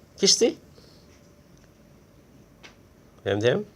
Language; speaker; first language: English; non-native, learner; Thai